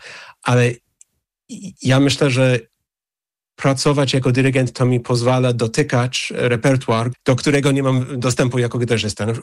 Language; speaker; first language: Polish; non-native, fluent; English